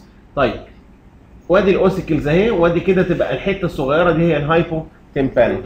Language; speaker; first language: Arabic; native; Arabic